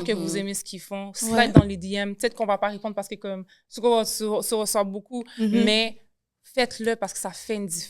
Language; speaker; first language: French; native; French